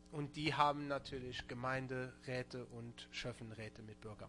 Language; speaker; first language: German; non-native, local second language; Luxembourgish